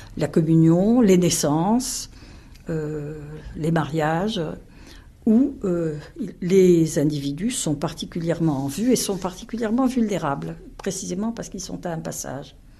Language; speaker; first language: French; native; French